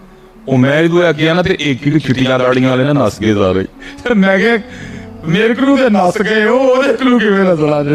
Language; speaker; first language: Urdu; non-native, local second language; Punjabi